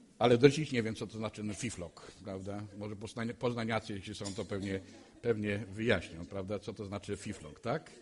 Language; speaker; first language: Polish; native; Polish